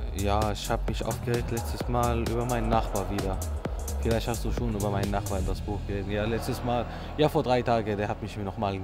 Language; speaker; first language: German; non-native, fluent; Arabic